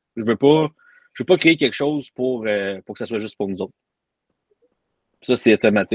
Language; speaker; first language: French; native; French